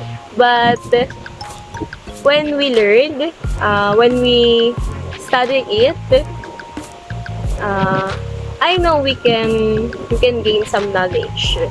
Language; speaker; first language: English; non-native, local second language; Filipino